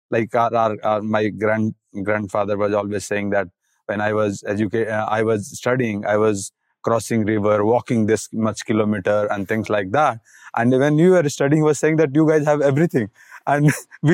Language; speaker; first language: English; non-native, local second language; Bhojpuri